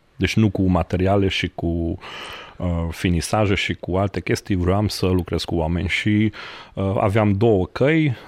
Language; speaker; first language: Romanian; non-native, local second language; Hungarian